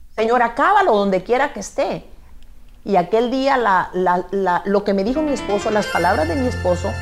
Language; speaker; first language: Spanish; native; Spanish